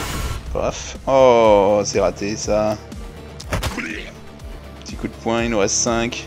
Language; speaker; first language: French; native; French